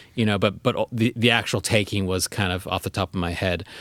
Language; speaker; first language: English; native; English